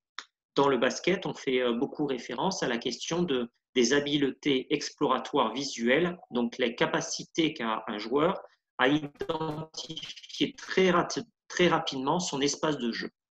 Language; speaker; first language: French; native; French